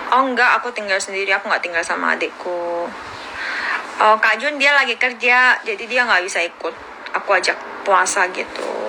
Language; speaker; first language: Indonesian; early bilingual, other home language; Korean